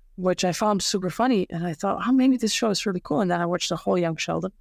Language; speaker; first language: English; non-native, fluent; Serbian